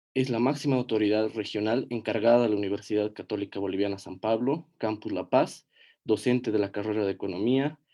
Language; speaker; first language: Spanish; native; Spanish